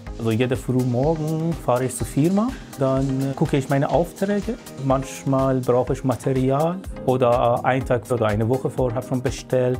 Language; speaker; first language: German; non-native, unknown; Persian